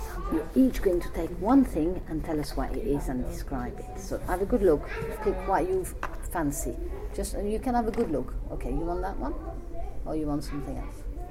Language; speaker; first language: English; native; English